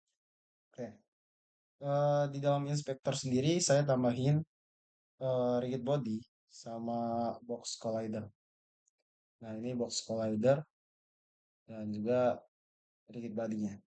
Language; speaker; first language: Indonesian; native; Indonesian